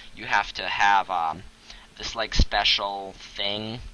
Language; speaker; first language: English; non-native, fluent; Russian